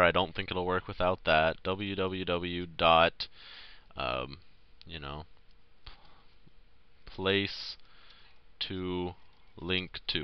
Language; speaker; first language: English; native; English